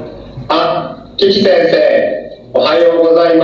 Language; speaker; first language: Japanese; non-native, learner; Indonesian